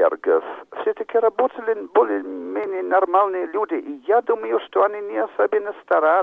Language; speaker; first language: Russian; non-native, fluent; English